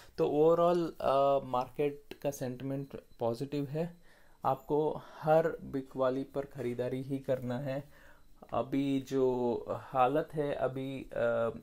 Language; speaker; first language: Hindi; non-native, local second language; Kannada